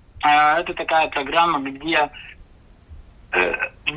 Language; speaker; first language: Russian; non-native, local second language; Latvian